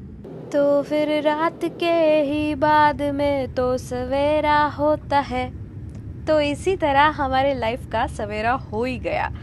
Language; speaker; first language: Hindi; non-native, local second language; Marathi